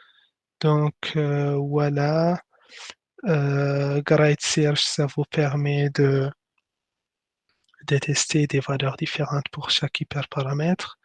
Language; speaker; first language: French; non-native, local second language; Arabic